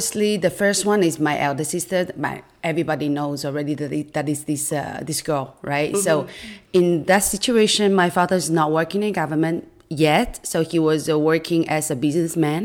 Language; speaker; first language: English; non-native, fluent; Chinese